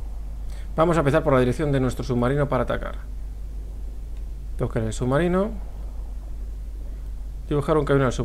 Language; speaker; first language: Spanish; native; Spanish